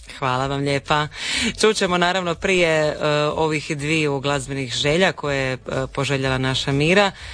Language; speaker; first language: Serbian; native; Serbian